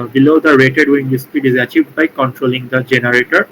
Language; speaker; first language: English; non-native, local second language; Bangla